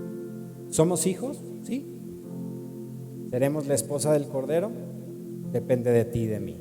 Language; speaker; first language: Spanish; native; Spanish